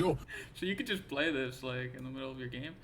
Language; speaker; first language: English; native; English